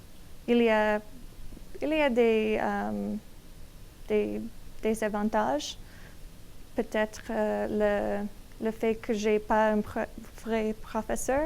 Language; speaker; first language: French; non-native, learner; English